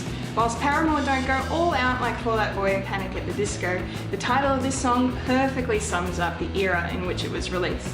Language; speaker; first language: English; native; English